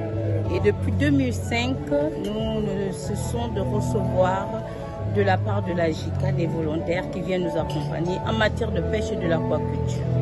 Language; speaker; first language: French; native; French